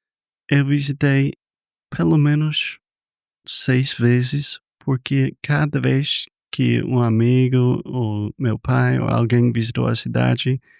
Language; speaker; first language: Portuguese; non-native, fluent; English